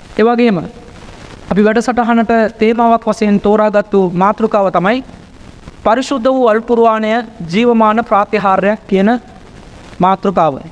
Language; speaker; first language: Sinhala; non-native, local second language; Tamil